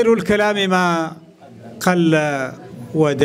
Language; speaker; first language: Arabic; non-native, fluent; Swahili